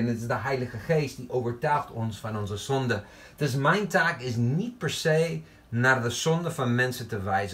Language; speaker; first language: Dutch; non-native, fluent; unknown